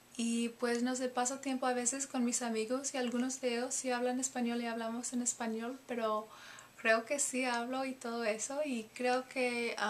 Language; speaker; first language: Spanish; non-native, fluent; English